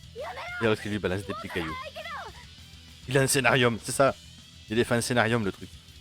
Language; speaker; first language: French; native; French